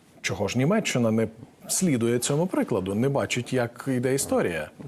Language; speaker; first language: Ukrainian; native; Ukrainian